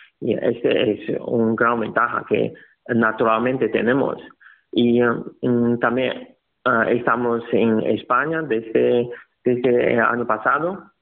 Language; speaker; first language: Spanish; non-native, learner; Chinese